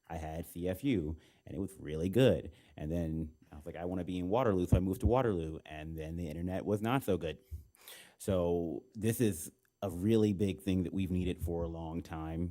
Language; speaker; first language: English; native; English